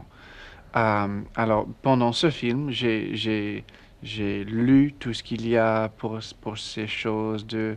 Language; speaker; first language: French; non-native, learner; English